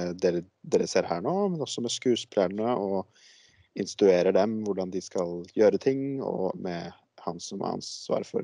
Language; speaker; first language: Norwegian; native; Norwegian